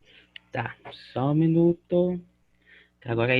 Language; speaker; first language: Portuguese; native; Portuguese